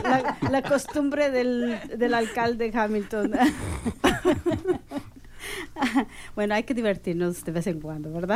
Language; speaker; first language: Spanish; native; Spanish